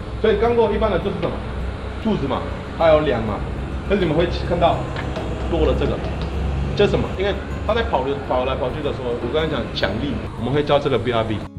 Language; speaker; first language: Chinese; non-native, fluent; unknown